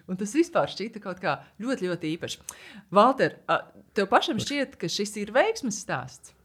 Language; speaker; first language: Latvian; native; Latvian